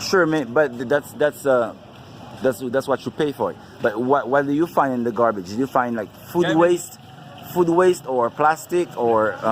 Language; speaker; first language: English; non-native, local second language; Haitian Creole